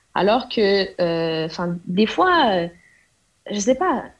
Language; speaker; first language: French; non-native, local second language; Wolof